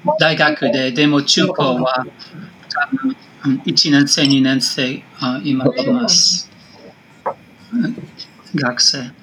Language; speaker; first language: Japanese; non-native, learner; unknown